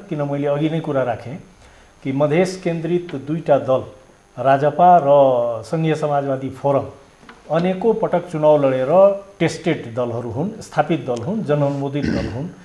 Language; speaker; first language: Nepali; non-native, local second language; Maithili